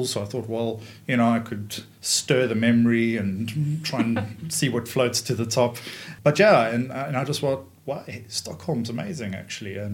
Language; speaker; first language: English; native; English